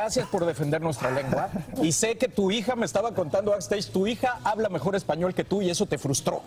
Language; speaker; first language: Spanish; native; Spanish